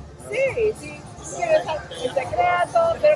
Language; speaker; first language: Spanish; non-native, learner; English